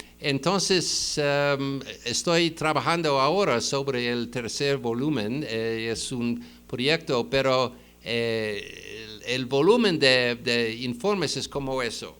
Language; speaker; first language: Spanish; non-native, fluent; English